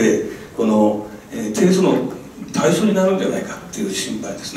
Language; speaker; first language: Japanese; native; Japanese